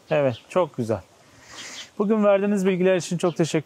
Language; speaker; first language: Turkish; native; Turkish